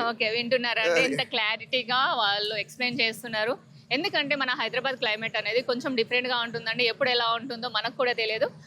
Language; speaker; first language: Telugu; non-native, local second language; Urdu